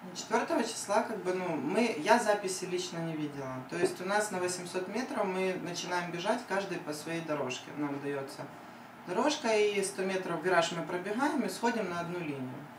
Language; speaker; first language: Russian; native; Russian